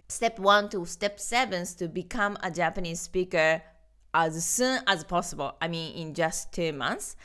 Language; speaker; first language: English; non-native, learner; Japanese